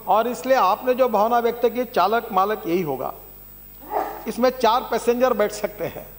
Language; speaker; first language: Hindi; non-native, local second language; Marathi